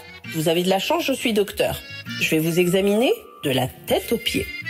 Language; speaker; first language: French; native; French